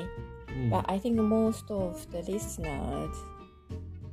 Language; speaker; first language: English; non-native, fluent; Japanese